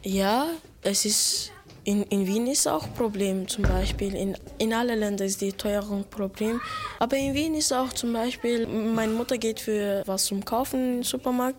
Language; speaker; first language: German; non-native, local second language; Turkish